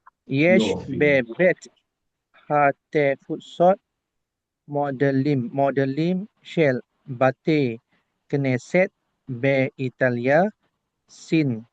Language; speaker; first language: Hebrew; non-native, learner; Indonesian